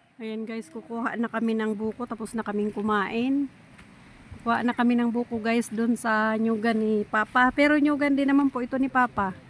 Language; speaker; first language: Filipino; non-native, local second language; Bikol